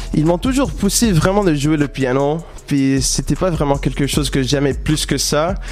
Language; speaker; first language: French; non-native, local second language; English